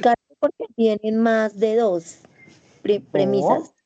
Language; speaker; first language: Spanish; native; Spanish